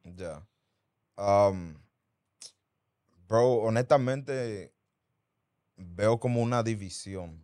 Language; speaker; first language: Spanish; early bilingual, heritage; Spanish